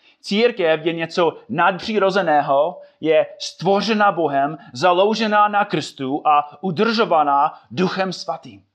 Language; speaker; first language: Czech; non-native, fluent; English